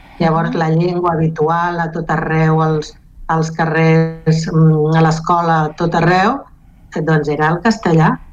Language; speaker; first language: Catalan; non-native, local second language; Galician